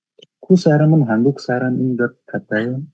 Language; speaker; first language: Korean; non-native, learner; Nepali